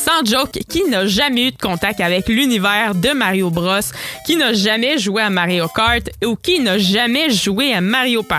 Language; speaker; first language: French; native; French